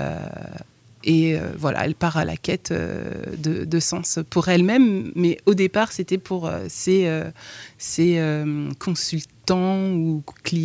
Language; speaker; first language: French; native; French